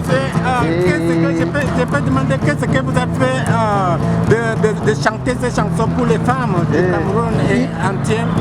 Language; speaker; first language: French; non-native, local second language; English